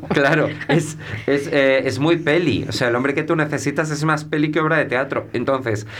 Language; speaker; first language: Spanish; native; Spanish